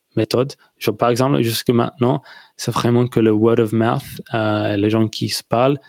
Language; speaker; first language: French; non-native, fluent; English